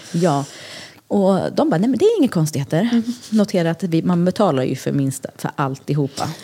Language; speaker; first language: Swedish; early bilingual, other home language; Greek